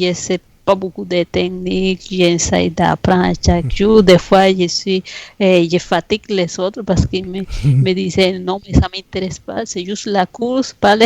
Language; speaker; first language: French; non-native, fluent; Spanish